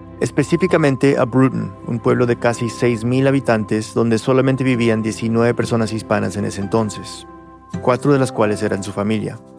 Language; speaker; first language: Spanish; early bilingual, heritage; Spanish